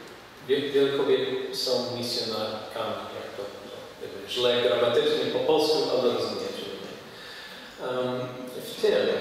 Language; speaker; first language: Polish; non-native, fluent; English